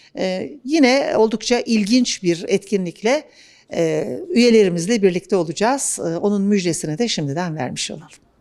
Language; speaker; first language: Turkish; native; Turkish